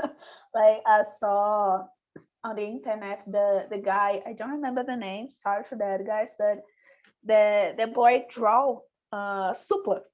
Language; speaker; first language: English; non-native, learner; Portuguese